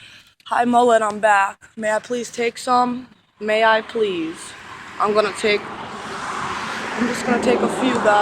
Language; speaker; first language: English; native; English